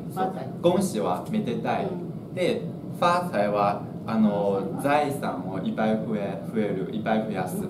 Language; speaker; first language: Japanese; non-native, fluent; Chinese